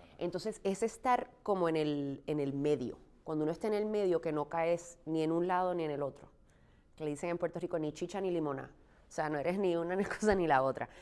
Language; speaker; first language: Spanish; native; Spanish